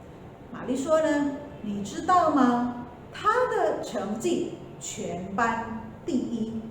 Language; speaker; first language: Chinese; non-native, fluent; Indonesian